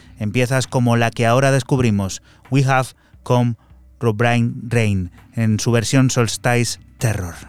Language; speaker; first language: Spanish; native; Spanish